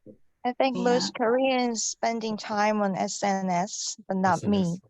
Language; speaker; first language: English; non-native, learner; Korean